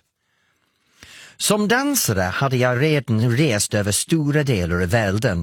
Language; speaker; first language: Swedish; non-native, fluent; English